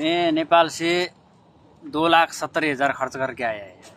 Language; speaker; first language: Hindi; non-native, learner; Nepali